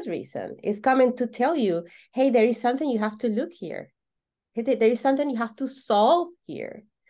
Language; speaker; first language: English; non-native, fluent; Spanish